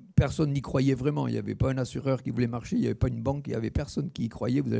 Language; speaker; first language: French; native; French